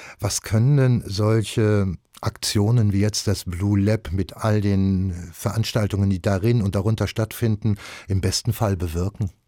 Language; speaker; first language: German; native; German